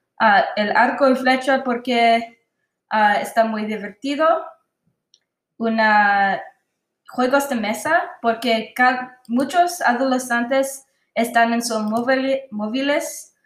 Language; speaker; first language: Spanish; non-native, learner; English